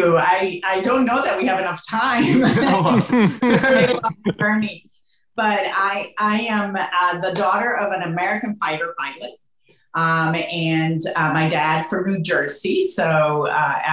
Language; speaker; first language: English; non-native, fluent; Spanish